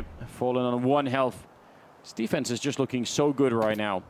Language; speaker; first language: English; native; English